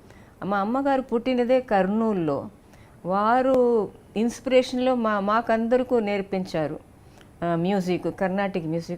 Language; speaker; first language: Telugu; non-native, local second language; Tamil